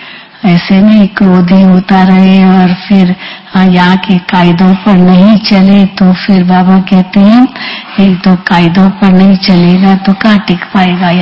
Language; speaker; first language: Hindi; native; Hindi